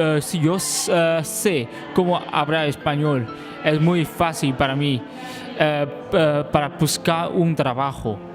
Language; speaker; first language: Spanish; non-native, learner; Chinese